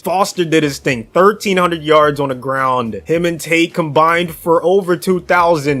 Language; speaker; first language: English; native; English